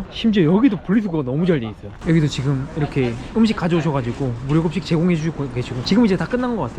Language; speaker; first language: Korean; native; Korean